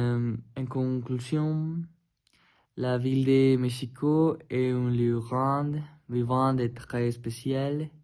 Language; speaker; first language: French; non-native, learner; Spanish